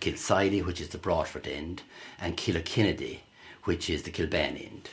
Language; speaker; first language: English; native; English